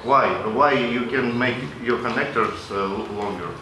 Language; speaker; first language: English; non-native, local second language; Latvian